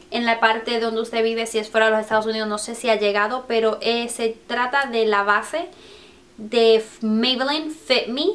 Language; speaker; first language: Spanish; early bilingual, heritage; Spanish